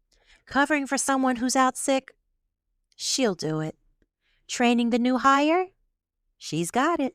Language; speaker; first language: English; native; English